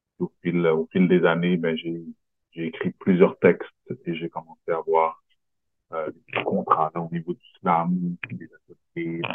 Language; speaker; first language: French; native; French